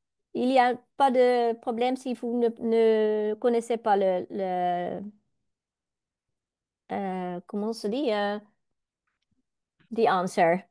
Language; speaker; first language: French; non-native, learner; Dutch